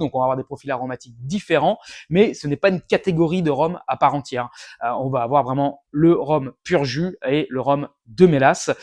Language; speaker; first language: French; native; French